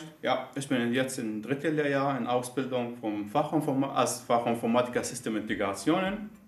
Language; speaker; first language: German; non-native, learner; Arabic